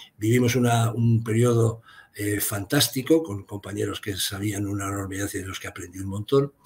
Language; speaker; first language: Spanish; native; Spanish